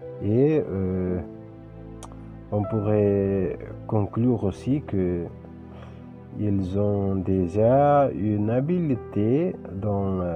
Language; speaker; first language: French; non-native, fluent; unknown